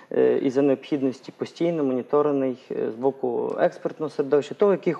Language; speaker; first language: Ukrainian; native; Ukrainian